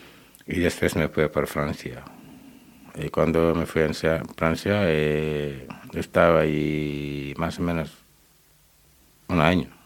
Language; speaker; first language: Spanish; non-native, learner; Wolof